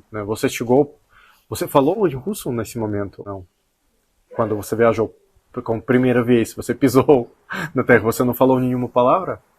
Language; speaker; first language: Portuguese; non-native, fluent; Russian